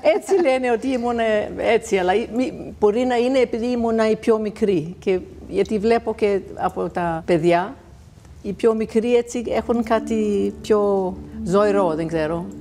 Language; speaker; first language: Greek; non-native, fluent; Danish